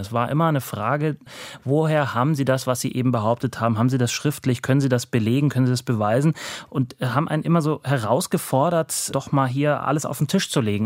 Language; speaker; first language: German; native; German